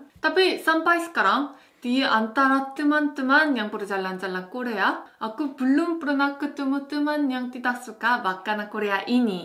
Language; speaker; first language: Indonesian; non-native, fluent; Korean